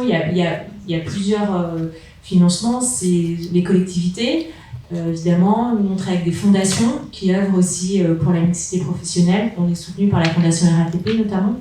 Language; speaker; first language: French; native; French